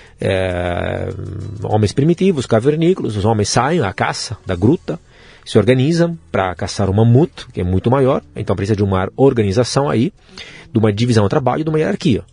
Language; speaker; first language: Portuguese; non-native, fluent; Italian